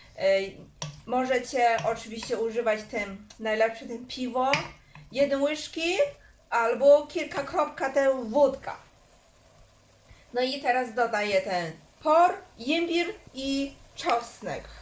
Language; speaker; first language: Polish; non-native, learner; Chinese